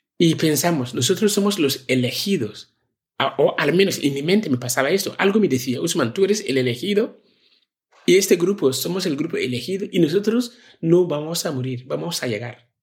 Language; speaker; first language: Spanish; non-native, fluent; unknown